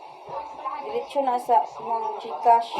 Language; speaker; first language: Filipino; non-native, local second language; Cebuano